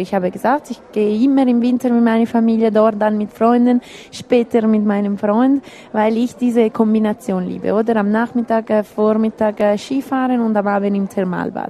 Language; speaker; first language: German; non-native, local second language; Italian